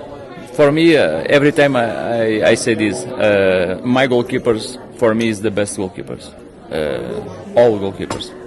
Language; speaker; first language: English; non-native, learner; Portuguese